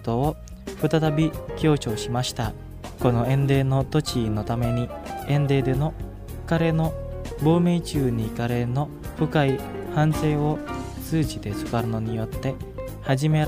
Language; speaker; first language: Japanese; non-native, fluent; Indonesian